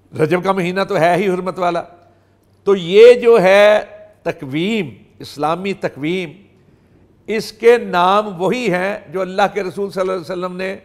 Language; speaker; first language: Urdu; non-native, local second language; Punjabi